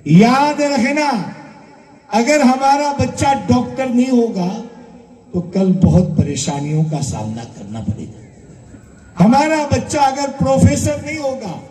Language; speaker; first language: Hindi; non-native, local second language; Gujarati